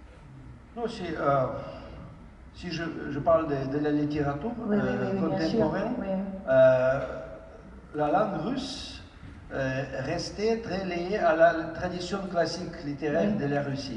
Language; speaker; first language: French; non-native, fluent; Russian